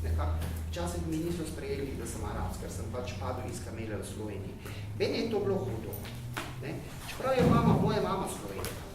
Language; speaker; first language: Slovenian; early bilingual, heritage; Arabic